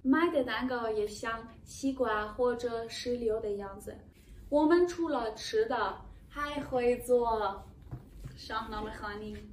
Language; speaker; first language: Chinese; non-native, fluent; Persian